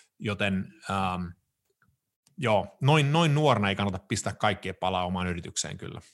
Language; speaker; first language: Finnish; early bilingual, heritage; Finnish